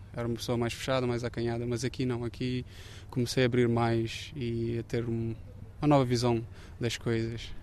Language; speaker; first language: Portuguese; non-native, local second language; Kabuverdianu